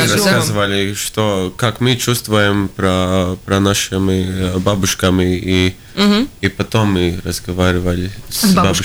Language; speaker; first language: Russian; non-native, local second language; Latvian